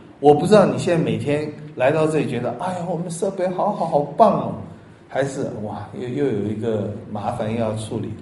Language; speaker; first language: Chinese; native; Chinese